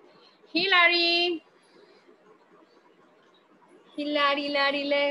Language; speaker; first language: English; non-native, fluent; Spanish